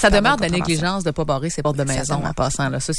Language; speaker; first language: French; native; French